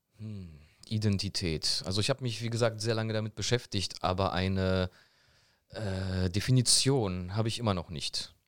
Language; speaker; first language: German; early bilingual, other home language; Polish